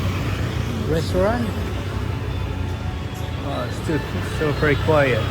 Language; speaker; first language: English; non-native, learner; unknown